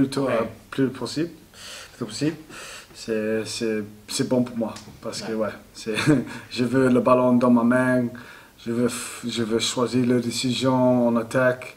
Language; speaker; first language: French; non-native, learner; English